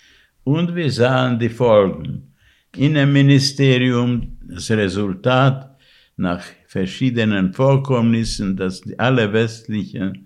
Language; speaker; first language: German; non-native, fluent; Hungarian